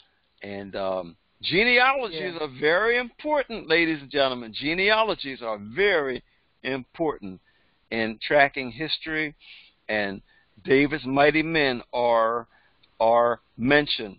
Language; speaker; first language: English; native; English